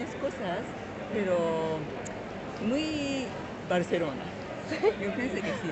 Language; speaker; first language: Spanish; non-native, learner; Japanese